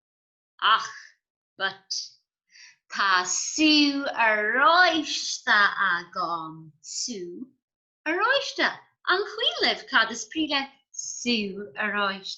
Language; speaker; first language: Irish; non-native, local second language; English